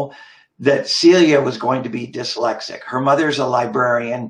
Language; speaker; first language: English; native; English